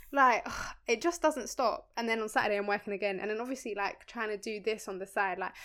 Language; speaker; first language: English; early bilingual, other home language; Spanish